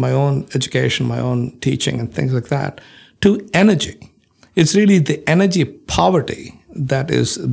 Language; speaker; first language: English; non-native, local second language; Malayalam